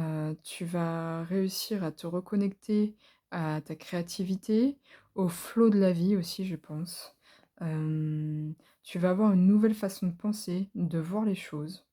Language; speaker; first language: French; native; French